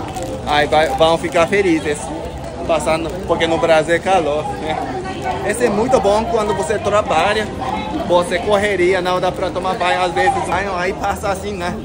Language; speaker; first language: Portuguese; non-native, fluent; Japanese